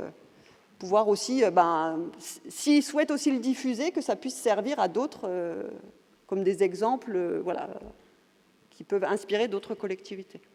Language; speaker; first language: French; native; French